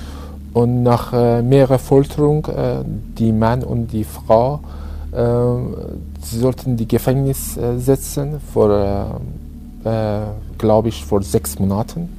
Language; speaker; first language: German; non-native, learner; Persian